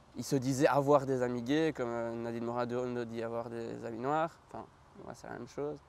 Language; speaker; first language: French; native; French